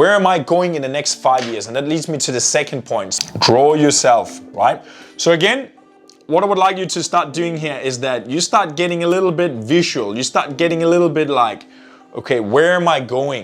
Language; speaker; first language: English; non-native, fluent; Danish